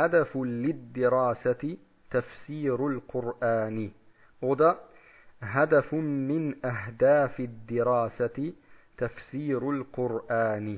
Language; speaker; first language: Arabic; non-native, fluent; German